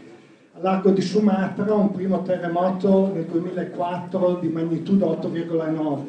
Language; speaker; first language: Italian; native; Italian